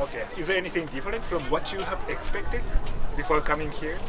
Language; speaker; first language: English; non-native, fluent; Japanese